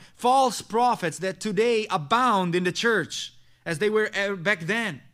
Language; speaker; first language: English; non-native, fluent; Italian